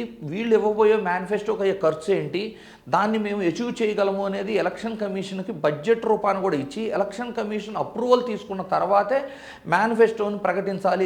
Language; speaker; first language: Telugu; native; Telugu